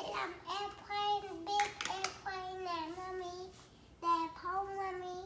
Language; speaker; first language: Vietnamese; early bilingual, heritage; Vietnamese